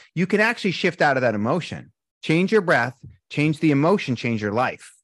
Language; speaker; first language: English; native; English